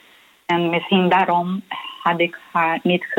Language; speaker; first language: Dutch; non-native, learner; Portuguese